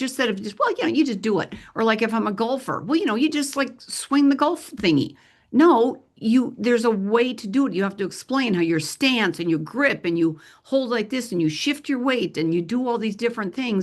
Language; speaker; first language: English; native; English